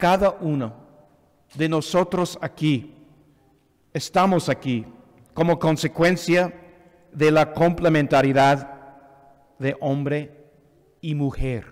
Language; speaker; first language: Spanish; non-native, fluent; English